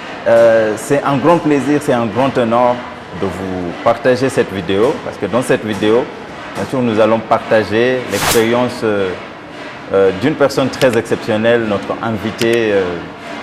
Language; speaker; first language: French; non-native, fluent; Swahili